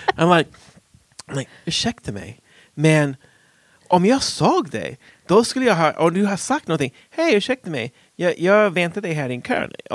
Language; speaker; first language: Swedish; non-native, fluent; English